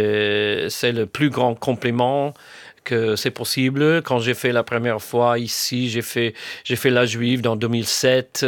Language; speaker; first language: French; non-native, fluent; English